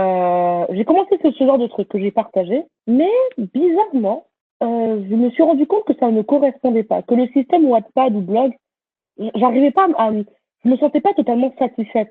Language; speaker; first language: French; native; French